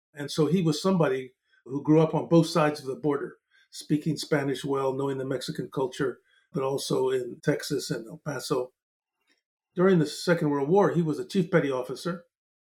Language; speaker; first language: English; native; English